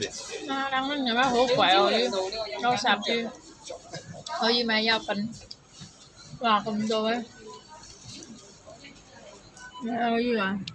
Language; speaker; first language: Cantonese; non-native, learner; Javanese